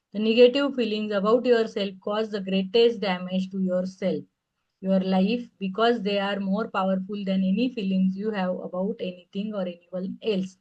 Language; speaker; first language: English; non-native, local second language; Marathi